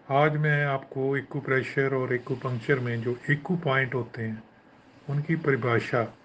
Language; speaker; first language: Hindi; non-native, local second language; Punjabi